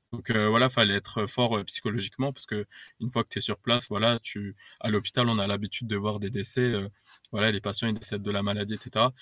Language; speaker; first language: French; native; French